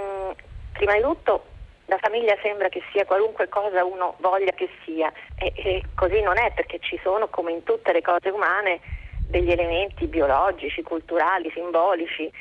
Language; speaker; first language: Italian; native; Italian